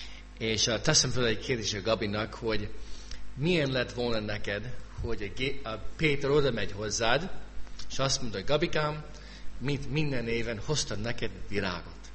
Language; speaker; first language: Hungarian; non-native, fluent; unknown